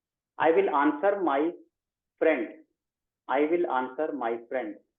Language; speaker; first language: English; non-native, local second language; Hindi